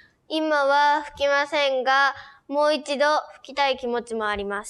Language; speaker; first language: Japanese; early bilingual, other home language; Korean